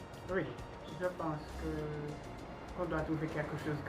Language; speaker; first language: French; non-native, local second language; Haitian Creole